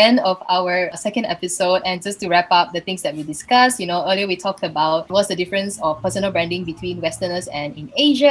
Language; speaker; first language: English; native; English